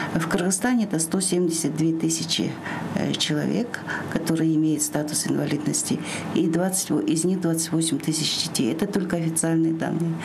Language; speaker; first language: Russian; non-native, local second language; Kyrgyz